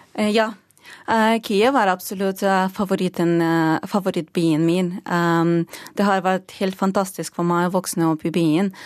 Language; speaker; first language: Norwegian; non-native, fluent; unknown